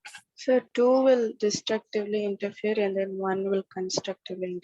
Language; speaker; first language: English; non-native, local second language; Tamil